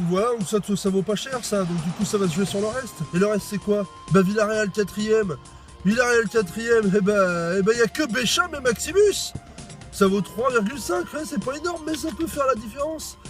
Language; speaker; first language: French; native; French